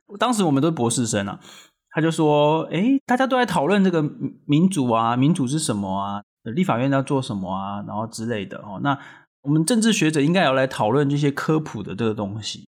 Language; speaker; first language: Chinese; native; Chinese